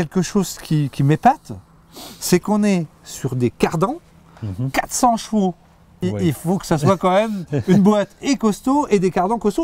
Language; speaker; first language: French; native; French